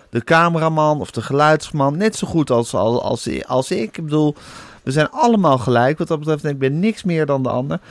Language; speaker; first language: Dutch; native; Dutch